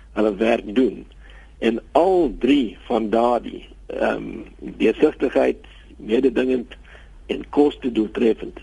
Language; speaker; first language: Afrikaans; non-native, local second language; English